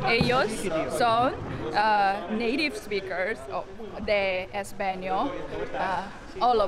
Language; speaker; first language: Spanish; non-native, learner; Chinese